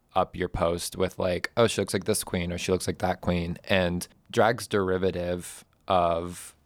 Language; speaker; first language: English; native; English